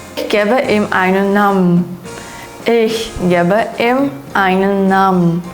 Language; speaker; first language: German; non-native, fluent; Ukrainian